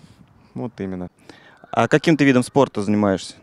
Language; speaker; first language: Russian; native; Russian